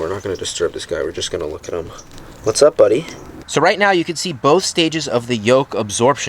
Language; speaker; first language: English; native; English